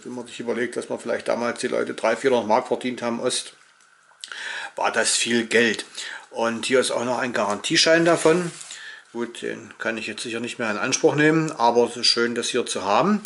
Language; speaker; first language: German; native; German